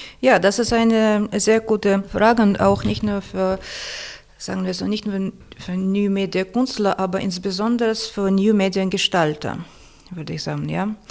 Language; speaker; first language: German; non-native, fluent; Russian